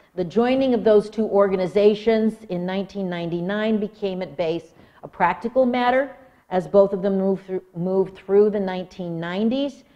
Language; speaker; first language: English; native; English